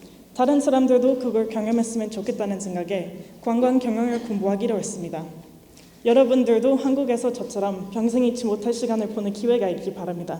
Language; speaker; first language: Korean; non-native, fluent; English